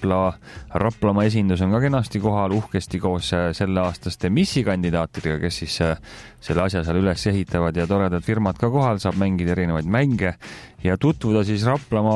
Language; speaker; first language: Estonian; native; Estonian